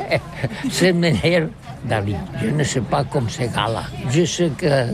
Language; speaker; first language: French; non-native, learner; Catalan